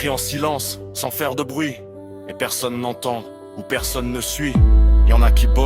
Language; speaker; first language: French; native; French